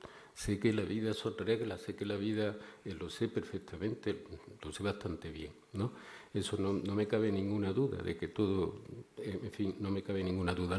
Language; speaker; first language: Spanish; native; Spanish